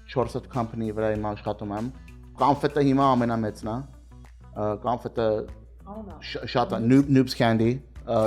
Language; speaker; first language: Armenian; early bilingual, heritage; Armenian